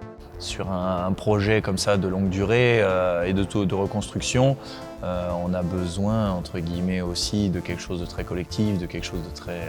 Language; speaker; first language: French; native; French